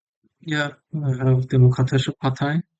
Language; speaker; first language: German; non-native, learner; English